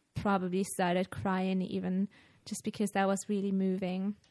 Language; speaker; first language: English; non-native, fluent; German